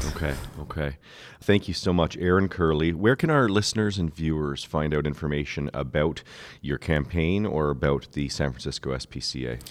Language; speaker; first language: English; native; English